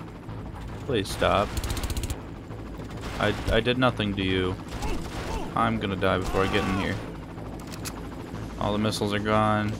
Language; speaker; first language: English; native; English